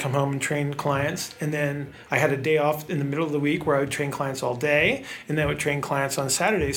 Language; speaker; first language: English; native; English